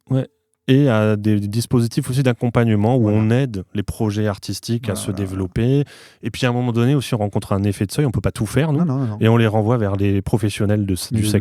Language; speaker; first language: French; native; French